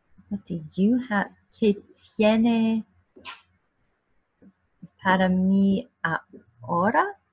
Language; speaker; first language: Spanish; non-native, learner; English